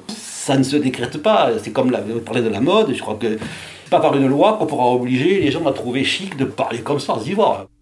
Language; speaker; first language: French; native; French